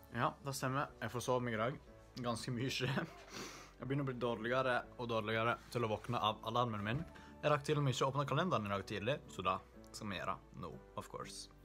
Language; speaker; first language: Norwegian; native; Norwegian